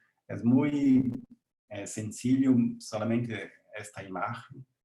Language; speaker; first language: Spanish; non-native, learner; Portuguese